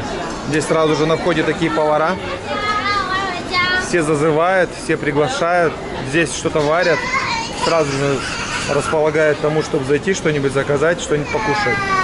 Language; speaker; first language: Russian; native; Russian